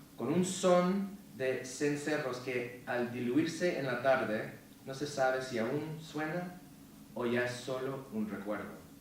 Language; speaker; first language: Spanish; early bilingual, other home language; English